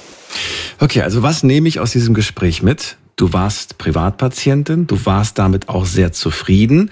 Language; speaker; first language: German; native; German